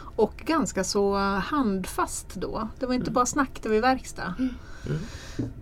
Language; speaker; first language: Swedish; early bilingual, other home language; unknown